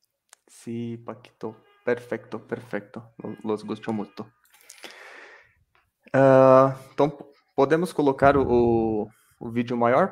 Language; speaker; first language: Spanish; non-native, local second language; Portuguese